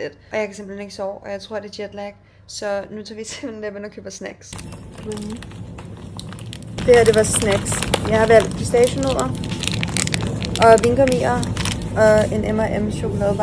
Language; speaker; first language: Danish; native; Danish